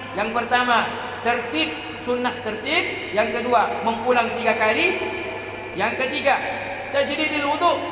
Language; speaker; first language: Malay; non-native, local second language; Achinese